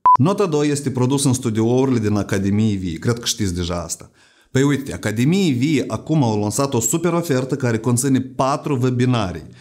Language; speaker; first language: Romanian; native; Romanian